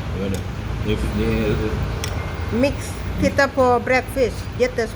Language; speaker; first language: Swedish; non-native, learner; Thai